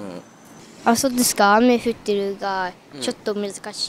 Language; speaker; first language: Japanese; non-native, learner; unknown